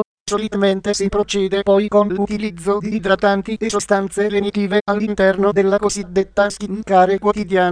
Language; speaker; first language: Italian; native; Italian